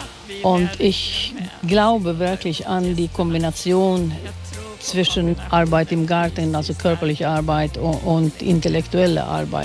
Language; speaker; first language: German; non-native, fluent; Swedish